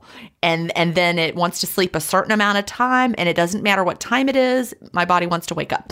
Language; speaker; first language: English; native; English